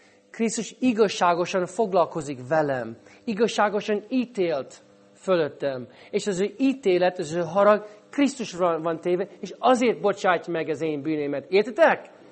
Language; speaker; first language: Hungarian; non-native, fluent; English